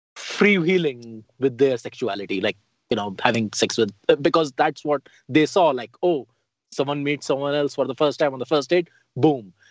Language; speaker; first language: English; non-native, local second language; Hindi